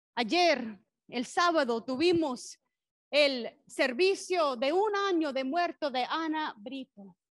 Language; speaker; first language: Spanish; non-native, fluent; English